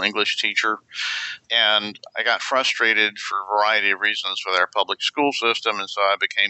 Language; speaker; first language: English; native; English